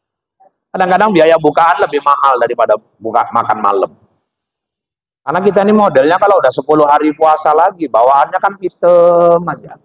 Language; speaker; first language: Indonesian; native; Indonesian